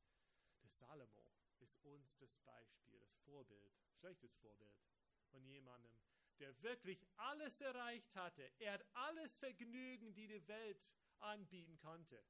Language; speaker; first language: German; non-native, fluent; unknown